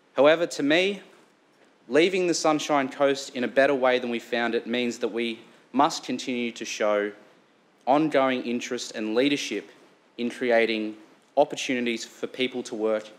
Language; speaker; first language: English; native; English